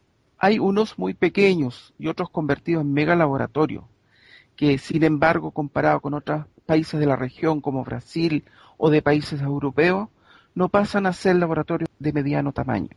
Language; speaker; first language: Spanish; native; Spanish